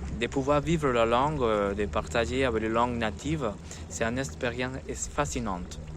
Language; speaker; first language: French; non-native, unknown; Spanish